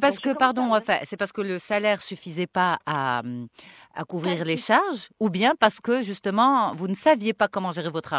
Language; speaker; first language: French; non-native, local second language; Arabic